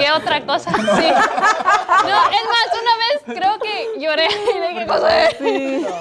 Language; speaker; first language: Spanish; native; Spanish